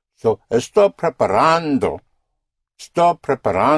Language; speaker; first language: Italian; non-native, fluent; English